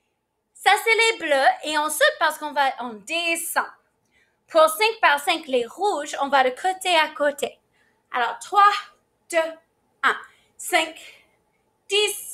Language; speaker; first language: French; non-native, fluent; English